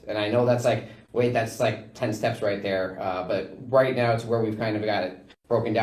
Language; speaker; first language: English; native; English